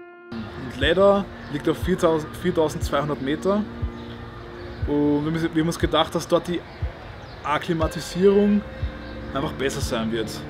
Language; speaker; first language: German; native; German